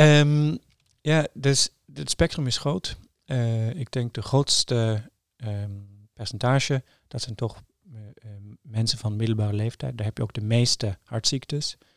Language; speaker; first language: Dutch; non-native, fluent; Norwegian